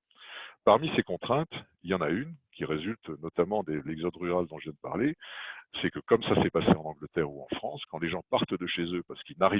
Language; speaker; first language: French; native; French